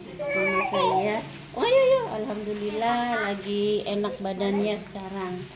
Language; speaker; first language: Indonesian; native; Indonesian